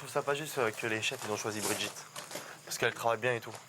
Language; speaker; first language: French; native; French